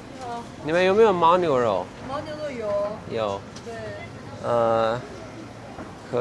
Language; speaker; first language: Chinese; non-native, learner; Turkish